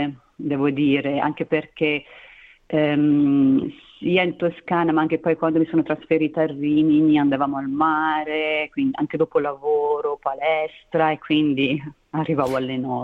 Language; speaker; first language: Italian; native; Italian